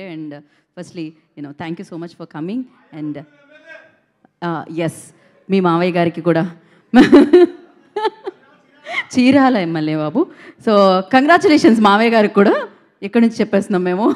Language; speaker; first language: Telugu; native; Telugu